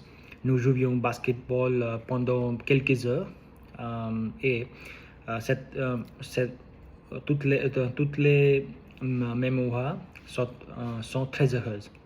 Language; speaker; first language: French; non-native, learner; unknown